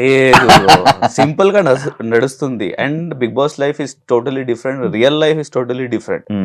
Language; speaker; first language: Telugu; non-native, learner; Hindi